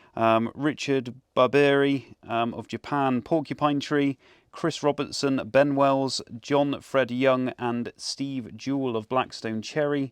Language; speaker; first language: English; native; English